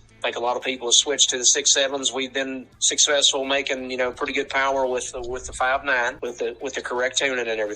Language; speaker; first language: English; native; English